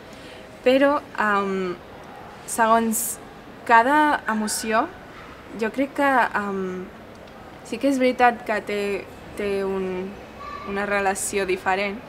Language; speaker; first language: Catalan; non-native, local second language; Hindi